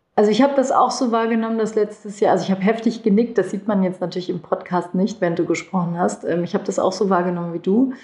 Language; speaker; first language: German; early bilingual, other home language; Turkish